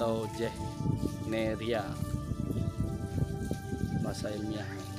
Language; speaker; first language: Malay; non-native, local second language; Achinese